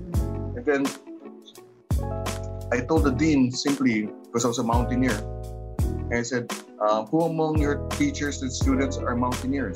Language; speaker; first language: English; non-native, local second language; Filipino